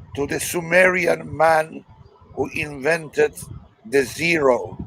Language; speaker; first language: English; non-native, learner; Spanish